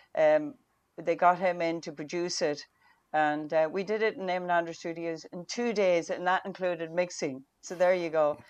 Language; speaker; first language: English; non-native, local second language; Irish